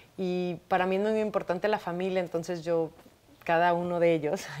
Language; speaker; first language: Spanish; native; Spanish